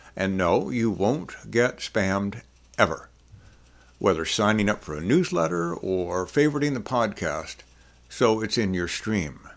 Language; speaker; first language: English; native; English